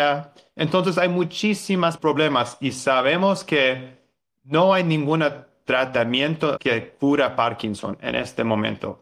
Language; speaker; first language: Spanish; non-native, fluent; English